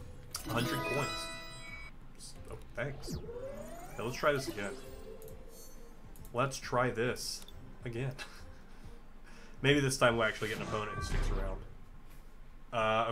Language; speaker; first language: English; native; English